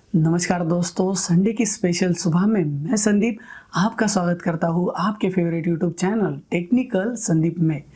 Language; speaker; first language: Hindi; non-native, local second language; Marathi